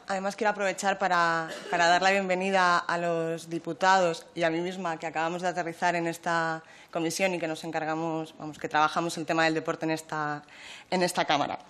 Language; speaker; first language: Spanish; native; Spanish